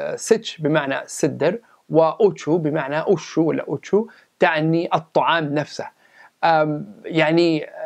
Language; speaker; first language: Arabic; native; Arabic